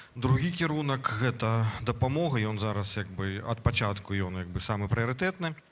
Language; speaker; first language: Belarusian; non-native, local second language; Russian